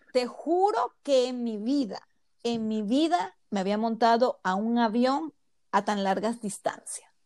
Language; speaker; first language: Spanish; native; Spanish